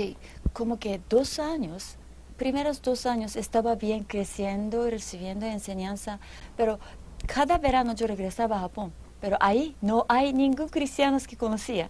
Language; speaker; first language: Spanish; non-native, fluent; Japanese